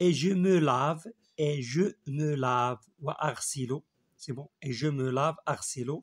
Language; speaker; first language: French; non-native, local second language; Arabic